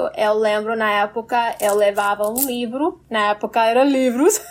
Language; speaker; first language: Portuguese; non-native, fluent; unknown